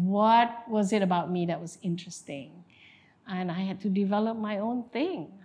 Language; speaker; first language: English; non-native, local second language; Malay